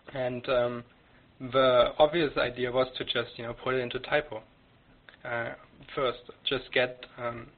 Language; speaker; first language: English; non-native, fluent; German